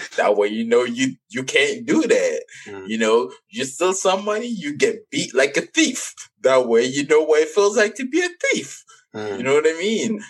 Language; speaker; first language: English; non-native, local second language; French